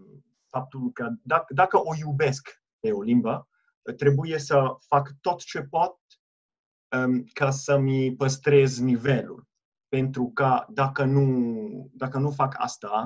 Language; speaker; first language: Romanian; non-native, fluent; Italian